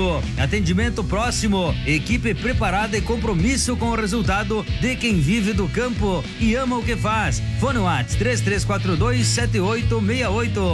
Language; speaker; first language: Portuguese; native; Portuguese